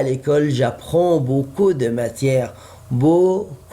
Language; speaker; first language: French; non-native, fluent; Arabic